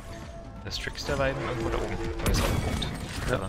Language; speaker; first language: German; native; German